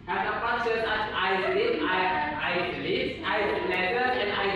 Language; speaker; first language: English; non-native, learner; Indonesian